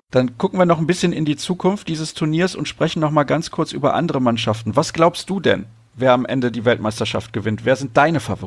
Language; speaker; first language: German; native; German